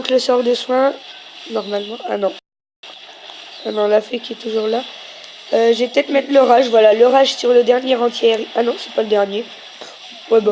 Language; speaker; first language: French; native; French